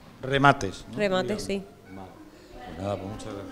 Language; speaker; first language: Spanish; native; Spanish